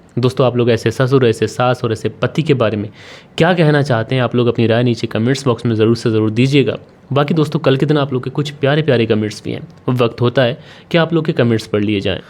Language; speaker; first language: Hindi; native; Hindi